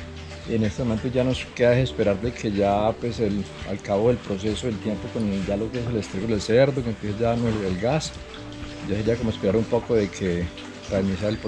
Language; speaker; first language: Spanish; native; Spanish